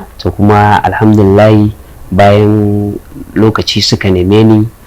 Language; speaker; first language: Hausa; native; Hausa